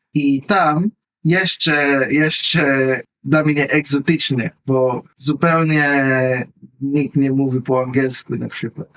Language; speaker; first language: Polish; non-native, learner; Filipino